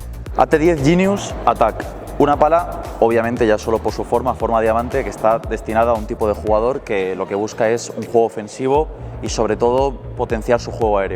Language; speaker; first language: Spanish; native; Spanish